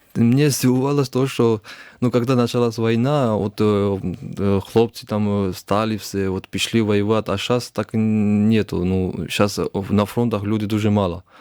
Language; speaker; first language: Ukrainian; non-native, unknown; Georgian